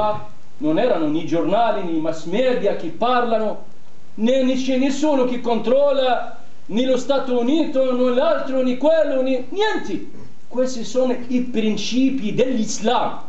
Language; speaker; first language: Italian; non-native, fluent; Arabic